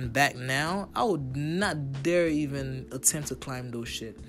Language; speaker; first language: English; early bilingual, other home language; Haitian Creole